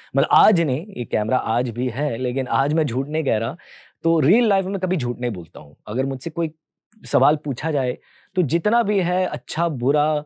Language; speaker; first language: Hindi; early bilingual, heritage; Hindi